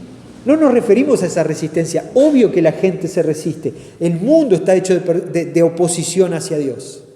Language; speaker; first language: Spanish; native; Spanish